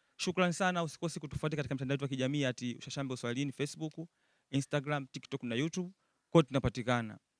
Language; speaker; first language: Swahili; native; Swahili